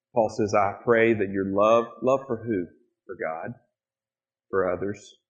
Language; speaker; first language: English; native; English